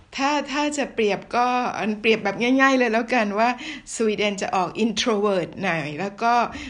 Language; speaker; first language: Thai; native; Thai